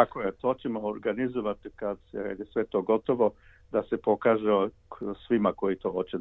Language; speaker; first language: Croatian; early bilingual, heritage; Croatian